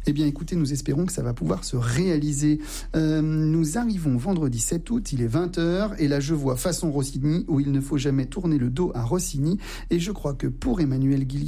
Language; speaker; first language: French; native; French